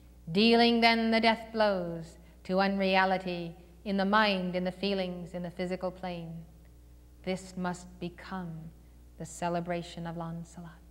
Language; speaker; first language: English; native; English